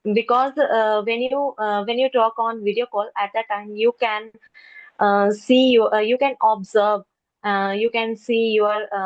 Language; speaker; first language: English; non-native, learner; Hindi